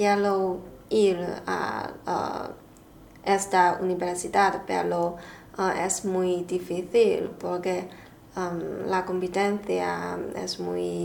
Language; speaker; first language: Spanish; non-native, learner; Chinese